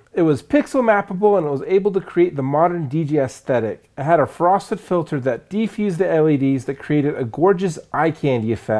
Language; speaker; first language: English; native; English